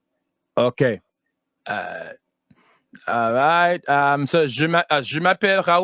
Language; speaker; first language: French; non-native, learner; English